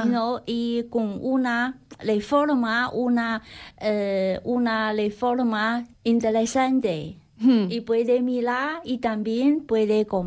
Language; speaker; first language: Spanish; non-native, learner; Chinese